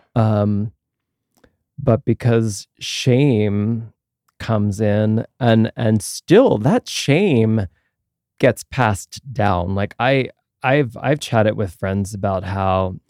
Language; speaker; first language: English; native; English